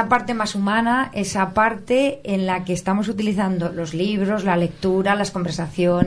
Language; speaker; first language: Spanish; native; Spanish